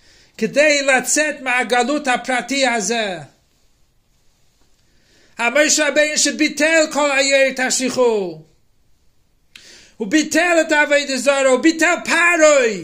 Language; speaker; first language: Hebrew; non-native, fluent; English